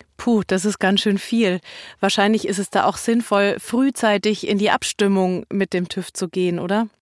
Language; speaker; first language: German; native; German